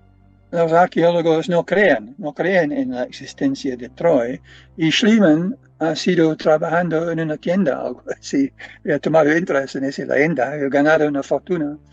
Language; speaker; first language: Spanish; non-native, fluent; English